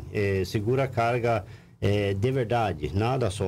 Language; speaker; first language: Portuguese; non-native, learner; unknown